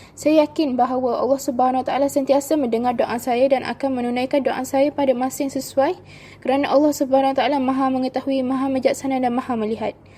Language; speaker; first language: Malay; native; Malay